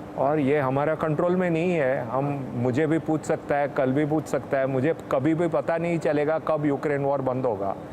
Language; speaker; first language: Hindi; non-native, local second language; Tamil